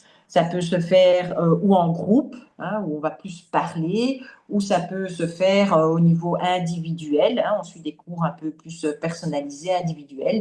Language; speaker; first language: French; native; French